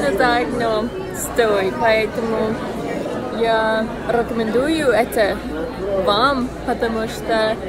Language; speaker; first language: Russian; early bilingual, heritage; Russian